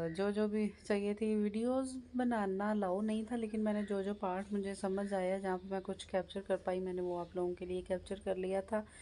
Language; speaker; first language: Urdu; native; Urdu